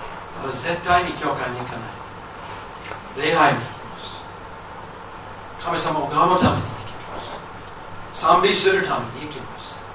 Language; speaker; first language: Japanese; non-native, fluent; English